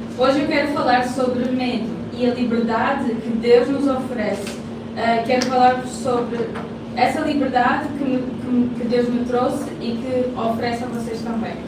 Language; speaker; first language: Portuguese; native; Portuguese